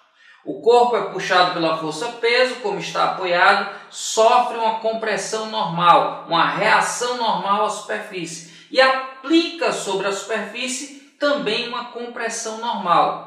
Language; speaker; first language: Portuguese; native; Portuguese